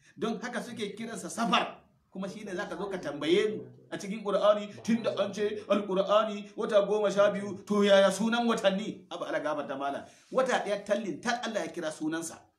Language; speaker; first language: Hausa; non-native, local second language; Fula